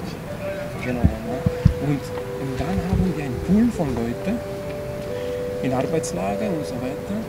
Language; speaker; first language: German; non-native, fluent; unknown